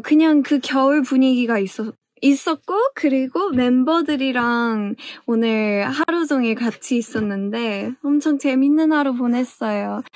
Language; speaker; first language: Korean; early bilingual, heritage; English